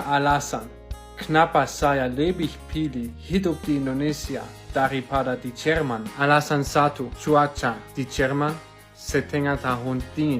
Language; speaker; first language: Indonesian; non-native, fluent; German